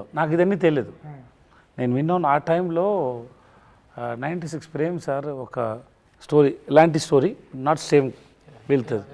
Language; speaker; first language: Telugu; non-native, learner; Tamil